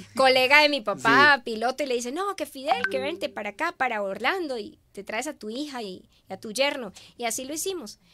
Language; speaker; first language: Spanish; native; Spanish